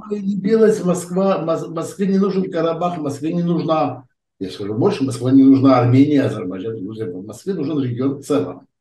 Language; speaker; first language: Russian; native; Russian